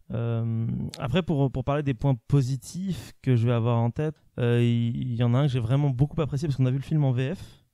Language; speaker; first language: French; native; French